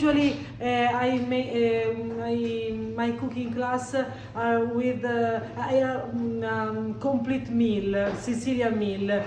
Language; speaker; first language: English; non-native, learner; Italian